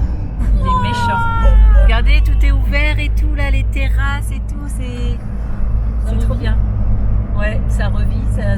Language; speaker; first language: French; native; French